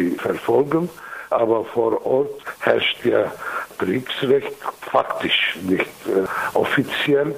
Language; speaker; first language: German; non-native, fluent; Kurdish